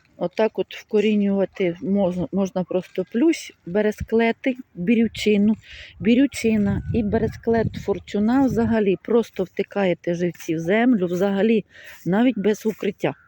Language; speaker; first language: Ukrainian; native; Ukrainian